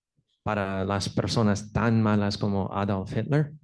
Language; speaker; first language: Spanish; non-native, fluent; English